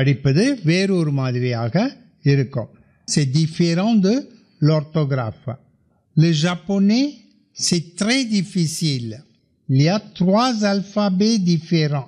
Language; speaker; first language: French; non-native, fluent; Tamil